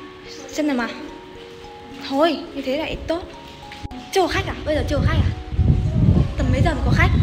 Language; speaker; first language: Chinese; non-native, fluent; Vietnamese